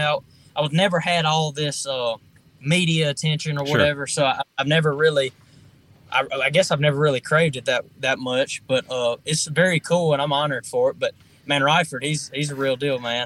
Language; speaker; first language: English; native; English